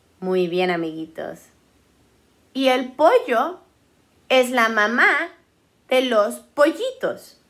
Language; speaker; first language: Spanish; early bilingual, heritage; Spanish